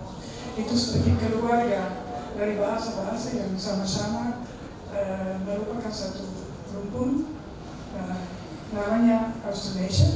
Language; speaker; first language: Indonesian; non-native, fluent; Dutch